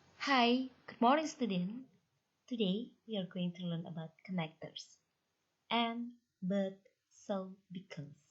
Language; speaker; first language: English; non-native, learner; Indonesian